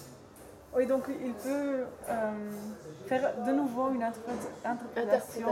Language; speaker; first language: French; non-native, learner; Dutch